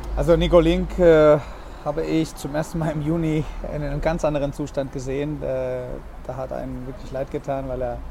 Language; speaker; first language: German; non-native, fluent; Spanish